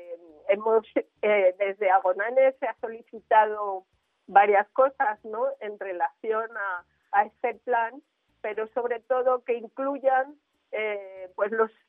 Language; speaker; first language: Spanish; native; Spanish